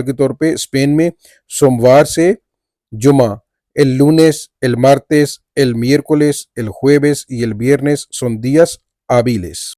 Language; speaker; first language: Spanish; non-native, local second language; Urdu